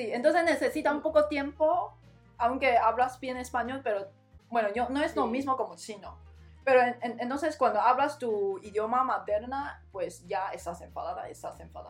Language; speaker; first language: Spanish; non-native, learner; Chinese